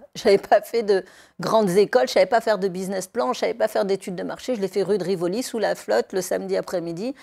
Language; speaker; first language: French; native; French